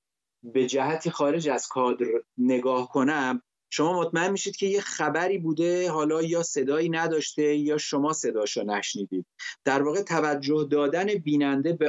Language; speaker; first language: Persian; native; Persian